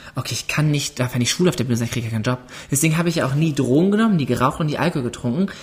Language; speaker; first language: German; native; German